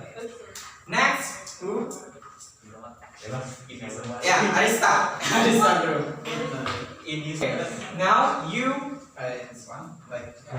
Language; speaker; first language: English; non-native, learner; Indonesian